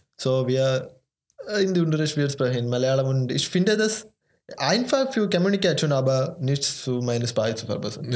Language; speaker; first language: German; non-native, learner; Malayalam